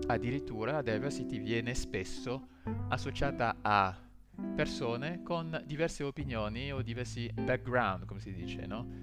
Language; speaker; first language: Italian; non-native, fluent; French